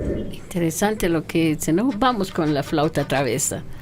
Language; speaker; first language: Spanish; native; Spanish